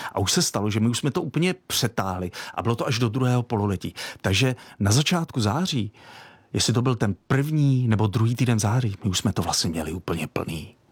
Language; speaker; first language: Czech; native; Czech